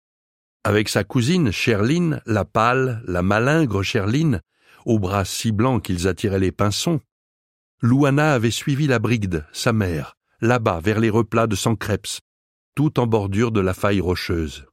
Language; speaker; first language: French; native; French